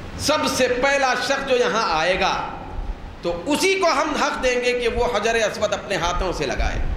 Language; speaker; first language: Urdu; native; Urdu